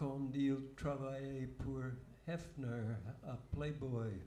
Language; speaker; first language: French; non-native, fluent; English